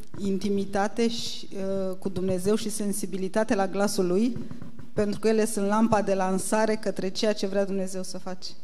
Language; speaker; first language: Romanian; native; Romanian